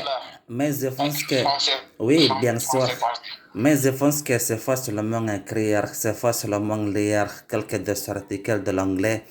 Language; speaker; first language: French; non-native, learner; Indonesian